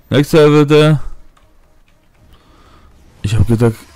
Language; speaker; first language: German; non-native, fluent; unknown